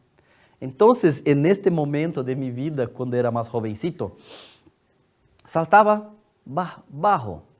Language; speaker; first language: Spanish; non-native, fluent; Portuguese